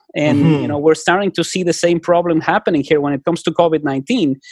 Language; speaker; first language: English; non-native, fluent; Spanish